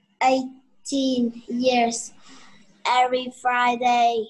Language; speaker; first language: English; non-native, learner; Vietnamese